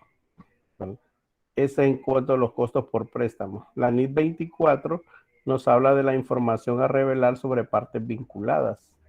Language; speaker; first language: Spanish; native; Spanish